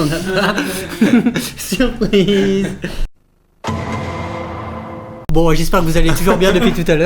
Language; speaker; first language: French; native; French